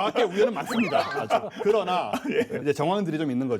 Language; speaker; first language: Korean; native; Korean